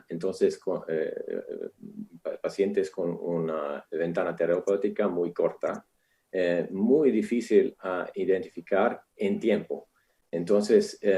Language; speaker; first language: Spanish; non-native, fluent; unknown